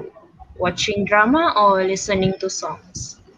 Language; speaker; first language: English; non-native, local second language; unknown